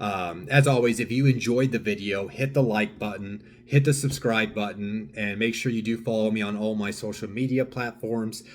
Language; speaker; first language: English; native; English